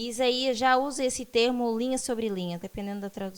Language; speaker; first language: Portuguese; native; Portuguese